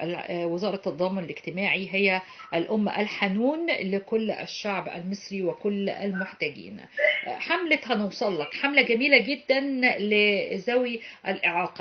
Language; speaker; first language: Arabic; native; Arabic